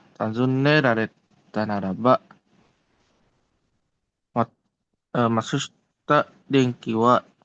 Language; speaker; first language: Japanese; non-native, learner; Indonesian